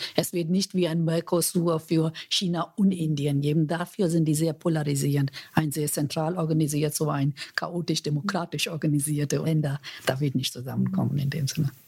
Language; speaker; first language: German; non-native, fluent; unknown